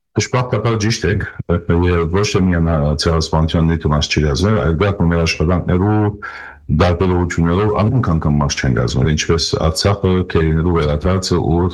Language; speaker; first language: Armenian; early bilingual, heritage; Armenian